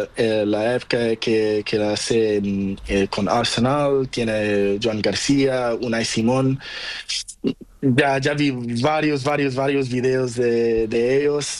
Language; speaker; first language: Spanish; non-native, learner; Portuguese